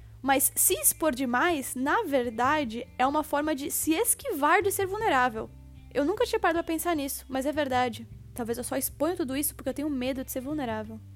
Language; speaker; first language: Portuguese; native; Portuguese